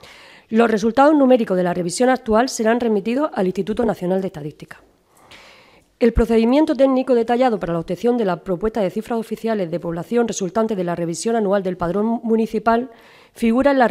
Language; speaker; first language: Spanish; native; Spanish